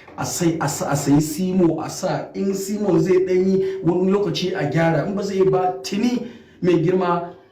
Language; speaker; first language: Hausa; native; Hausa